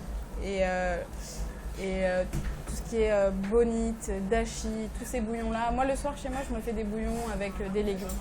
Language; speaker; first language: French; early bilingual, other home language; Persian